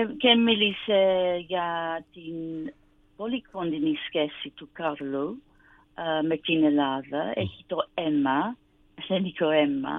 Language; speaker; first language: Greek; non-native, learner; English